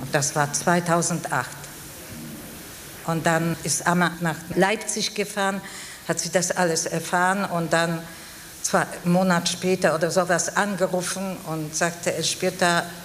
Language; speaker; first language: German; non-native, fluent; Polish